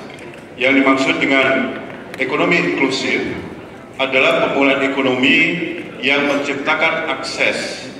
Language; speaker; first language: Indonesian; native; Indonesian